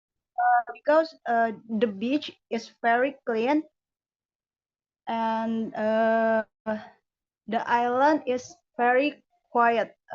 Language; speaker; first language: English; non-native, learner; Indonesian